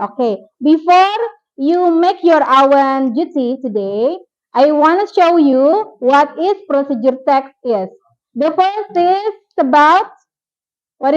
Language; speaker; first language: English; non-native, fluent; Indonesian